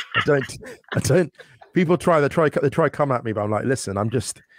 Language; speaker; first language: English; native; English